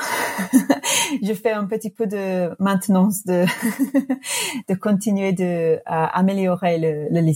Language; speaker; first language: French; non-native, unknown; English